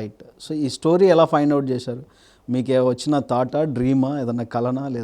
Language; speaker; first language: Telugu; native; Telugu